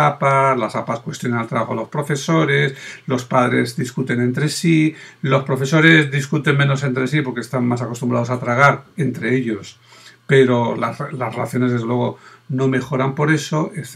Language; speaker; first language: Spanish; native; Spanish